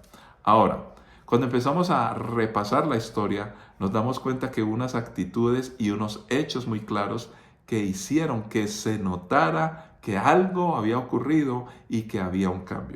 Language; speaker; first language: Spanish; native; Spanish